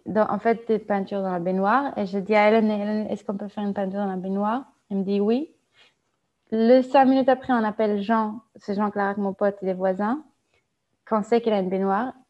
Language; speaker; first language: French; non-native, fluent; Hebrew